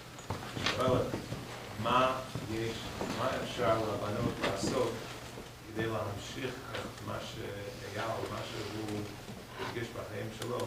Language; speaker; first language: Hebrew; non-native, fluent; English